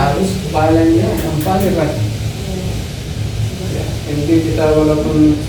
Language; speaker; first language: Indonesian; non-native, learner; Arabic